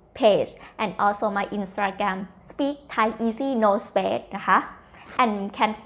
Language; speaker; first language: English; non-native, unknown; Thai